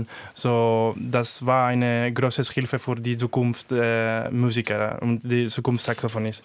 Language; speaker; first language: German; non-native, fluent; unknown